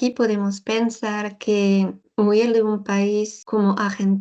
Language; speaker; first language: Spanish; non-native, learner; French